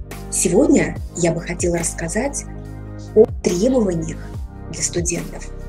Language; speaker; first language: Russian; native; Russian